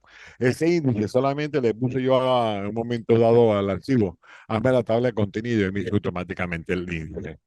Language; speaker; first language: Spanish; native; Spanish